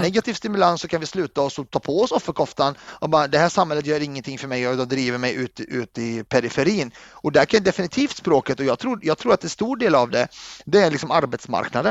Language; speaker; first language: Swedish; early bilingual, other home language; Arabic